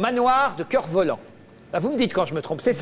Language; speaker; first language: French; native; French